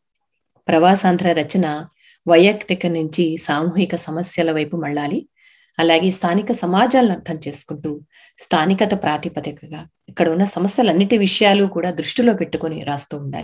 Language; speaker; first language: Telugu; native; Telugu